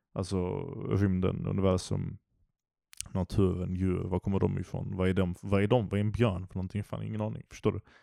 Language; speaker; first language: Swedish; early bilingual, other home language; Turkish